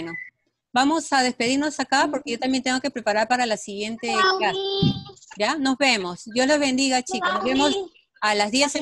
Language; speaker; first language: Spanish; native; Spanish